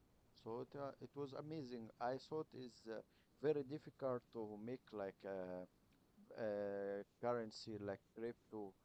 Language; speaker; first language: English; non-native, learner; Arabic